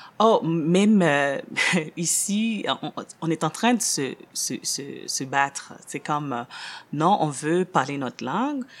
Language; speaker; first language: French; non-native, local second language; Haitian Creole